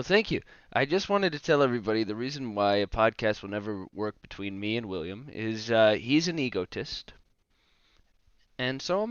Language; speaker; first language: English; native; English